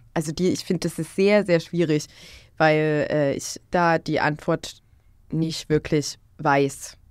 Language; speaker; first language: German; non-native, fluent; Bosnian